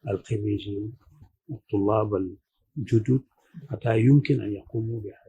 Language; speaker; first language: Arabic; non-native, fluent; Wolof